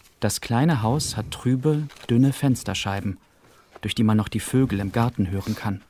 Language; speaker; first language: German; native; German